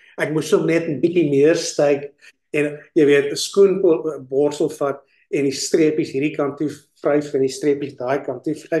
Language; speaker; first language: Afrikaans; early bilingual, heritage; Afrikaans